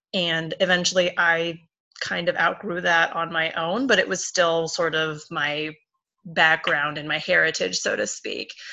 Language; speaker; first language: English; native; English